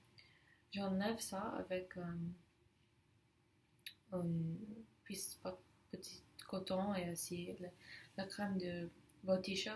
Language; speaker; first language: French; non-native, learner; English